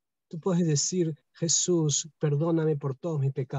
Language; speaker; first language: Spanish; native; Spanish